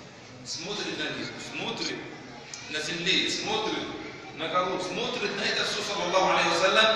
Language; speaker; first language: Russian; non-native, fluent; Arabic